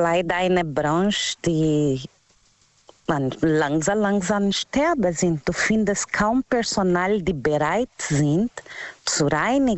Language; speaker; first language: German; non-native, fluent; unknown